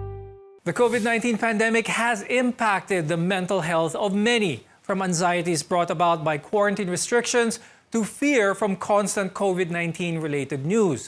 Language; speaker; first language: English; non-native, local second language; Filipino